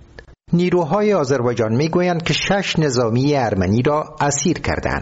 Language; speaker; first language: Persian; native; Persian